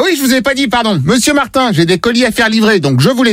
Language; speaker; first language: French; native; French